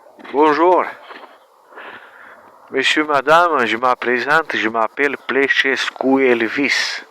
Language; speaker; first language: French; non-native, learner; Romanian